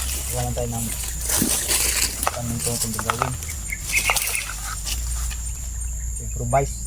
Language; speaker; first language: Filipino; non-native, local second language; Cebuano